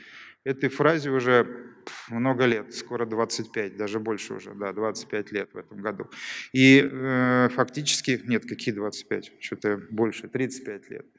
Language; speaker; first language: Russian; native; Russian